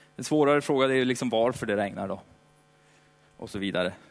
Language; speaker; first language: Swedish; native; Swedish